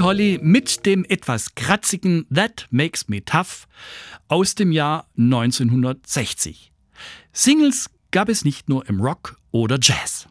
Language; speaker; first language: German; native; German